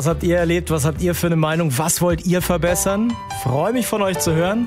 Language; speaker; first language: German; native; German